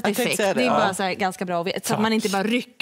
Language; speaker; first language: Swedish; native; Swedish